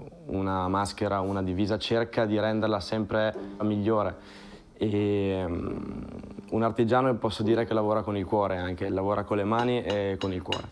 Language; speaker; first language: Italian; native; Italian